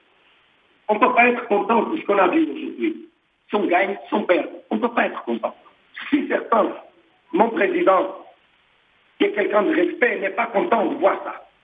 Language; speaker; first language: French; non-native, learner; Portuguese